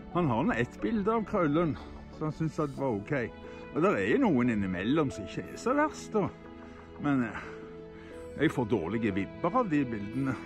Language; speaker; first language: Norwegian; native; Norwegian